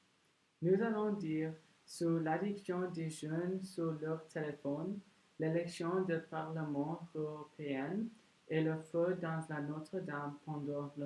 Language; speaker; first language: French; non-native, learner; English